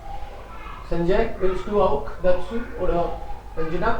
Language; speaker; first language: German; non-native, fluent; Hindi